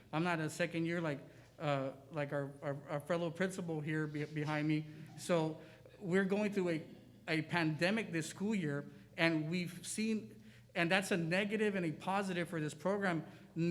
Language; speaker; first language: English; native; English